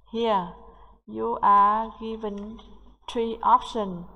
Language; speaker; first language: English; non-native, learner; Vietnamese